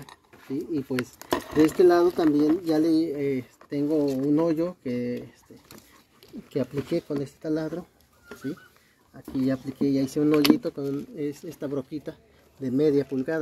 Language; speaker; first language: Spanish; native; Spanish